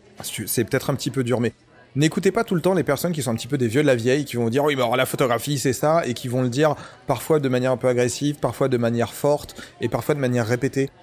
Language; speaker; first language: French; native; French